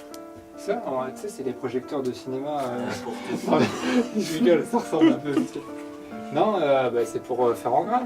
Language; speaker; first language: French; native; French